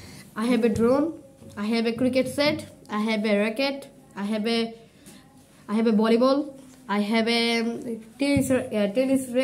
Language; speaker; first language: English; non-native, learner; Bangla